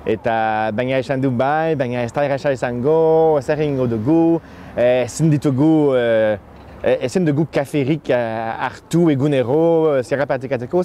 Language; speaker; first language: Basque; non-native, fluent; French